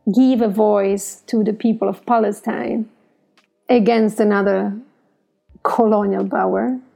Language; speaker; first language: English; non-native, fluent; Italian